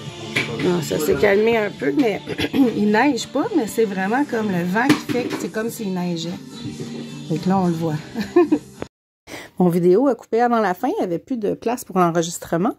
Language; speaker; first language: French; native; French